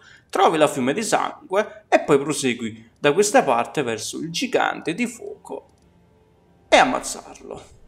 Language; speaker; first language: Italian; native; Italian